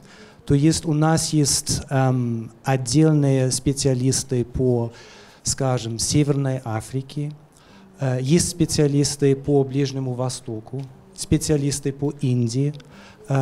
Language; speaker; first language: Russian; non-native, fluent; German